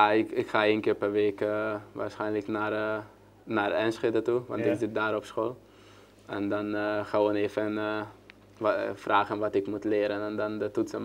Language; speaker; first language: Dutch; non-native, learner; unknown